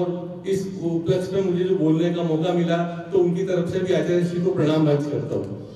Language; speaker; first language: Hindi; native; Hindi